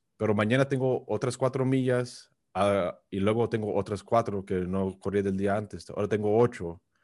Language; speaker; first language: Spanish; early bilingual, heritage; Spanish